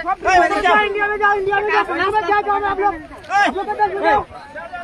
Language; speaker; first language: Hindi; non-native, learner; Bangla